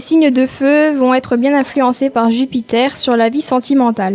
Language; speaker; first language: French; native; French